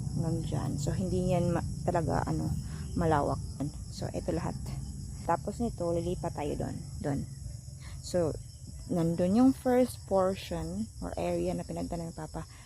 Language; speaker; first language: Filipino; non-native, local second language; Cebuano